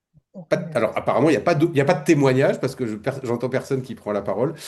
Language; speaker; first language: French; native; French